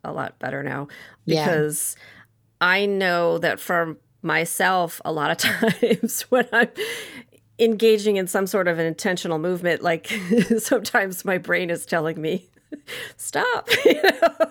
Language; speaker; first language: English; native; English